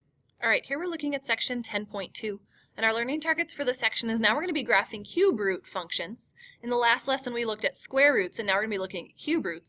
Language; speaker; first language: English; native; English